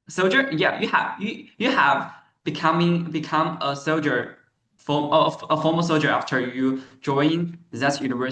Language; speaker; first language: English; non-native, learner; Chinese